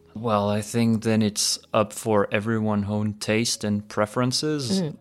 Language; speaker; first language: English; non-native, fluent; French